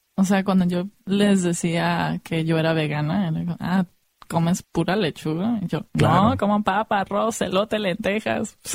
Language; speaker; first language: Spanish; early bilingual, heritage; Spanish